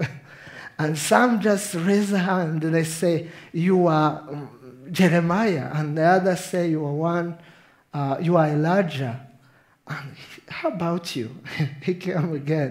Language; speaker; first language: English; non-native, local second language; Kinyarwanda